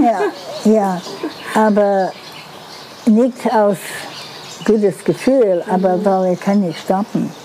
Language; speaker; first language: German; non-native, learner; English